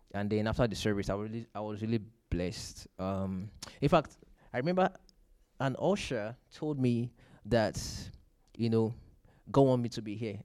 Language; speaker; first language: English; non-native, local second language; Yoruba